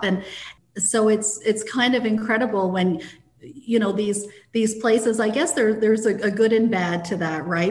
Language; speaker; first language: English; native; English